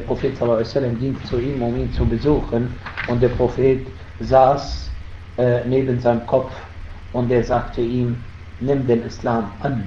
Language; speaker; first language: German; non-native, fluent; Arabic